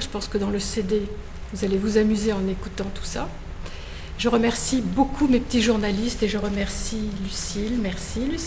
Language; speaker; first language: French; native; French